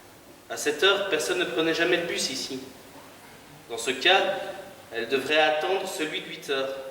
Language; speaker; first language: French; native; French